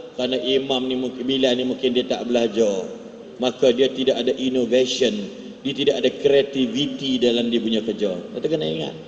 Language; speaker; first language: Malay; native; Malay